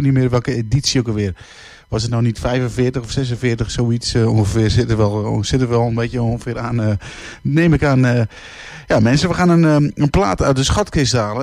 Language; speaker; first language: Dutch; native; Dutch